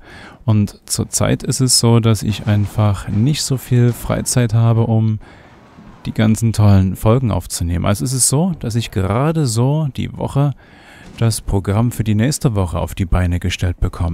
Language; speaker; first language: German; native; German